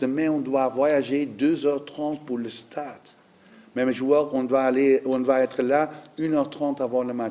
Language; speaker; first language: French; non-native, learner; Dutch